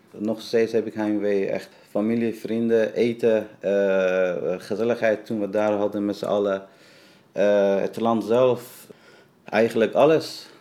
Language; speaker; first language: Dutch; non-native, fluent; Persian